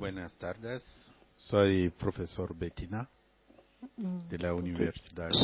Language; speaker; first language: Spanish; non-native, fluent; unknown